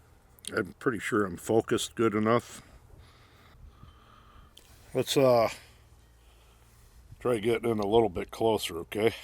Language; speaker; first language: English; native; English